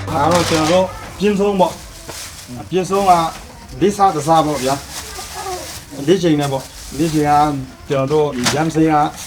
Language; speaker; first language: Burmese; non-native, local second language; Pa'o Karen